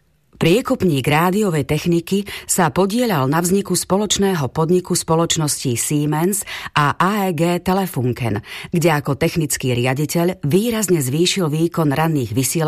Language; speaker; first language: Slovak; native; Slovak